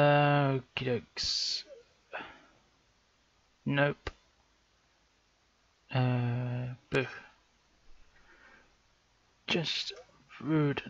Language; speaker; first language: English; native; English